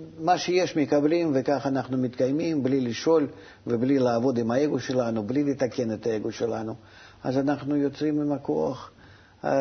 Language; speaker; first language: Hebrew; non-native, fluent; Russian